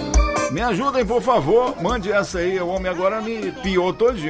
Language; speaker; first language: Portuguese; native; Portuguese